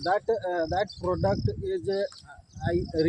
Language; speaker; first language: English; non-native, learner; Hindi